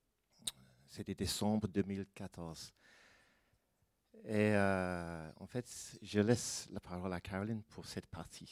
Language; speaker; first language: French; non-native, fluent; English